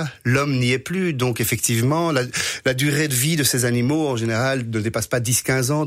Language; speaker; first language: French; native; French